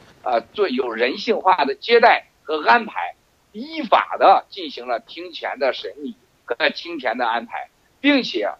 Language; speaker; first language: Chinese; native; Chinese